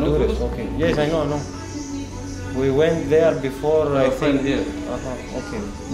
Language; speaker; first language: English; non-native, learner; Greek